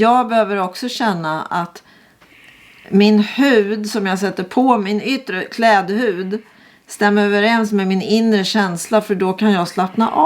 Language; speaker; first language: Swedish; native; Swedish